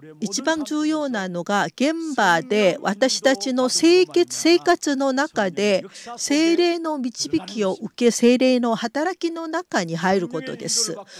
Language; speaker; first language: Japanese; non-native, fluent; Korean